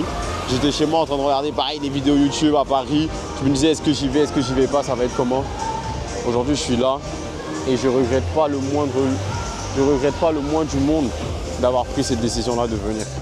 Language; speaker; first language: French; native; French